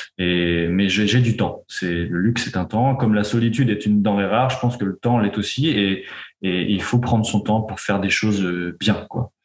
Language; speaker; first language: French; native; French